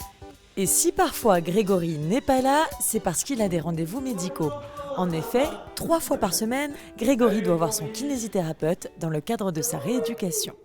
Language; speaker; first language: French; native; French